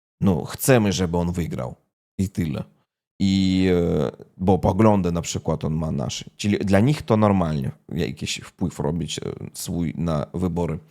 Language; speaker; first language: Polish; non-native, fluent; Russian